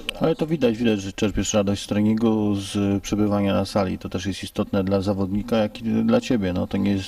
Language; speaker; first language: Polish; native; Polish